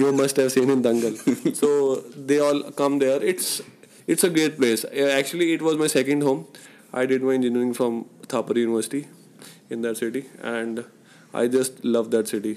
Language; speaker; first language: English; non-native, local second language; Punjabi